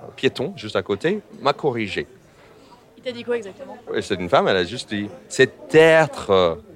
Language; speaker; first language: French; non-native, fluent; English